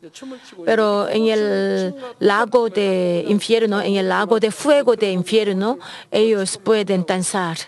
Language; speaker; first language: Spanish; non-native, learner; Korean